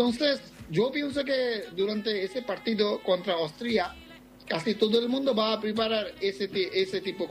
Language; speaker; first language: Spanish; non-native, fluent; Bangla